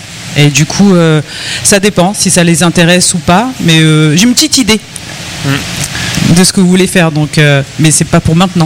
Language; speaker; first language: French; native; French